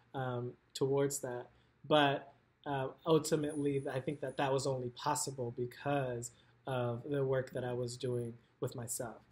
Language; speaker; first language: English; native; English